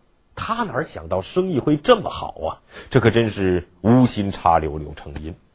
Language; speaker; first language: Chinese; native; Chinese